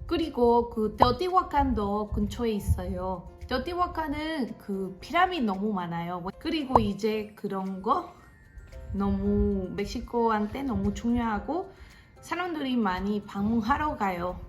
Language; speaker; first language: Korean; non-native, fluent; Spanish